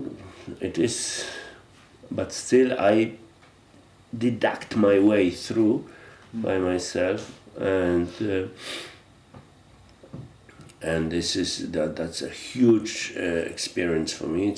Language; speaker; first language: English; non-native, fluent; Polish